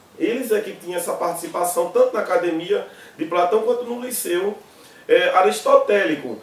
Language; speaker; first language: Portuguese; native; Portuguese